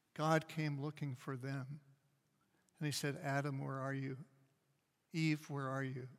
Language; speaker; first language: English; native; English